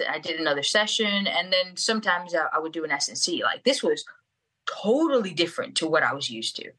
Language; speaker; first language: English; early bilingual, other home language; Spanish